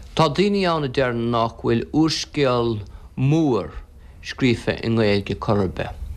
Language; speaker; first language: Irish; non-native, local second language; English